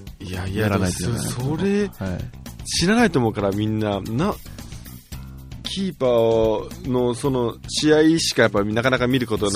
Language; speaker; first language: Japanese; native; Japanese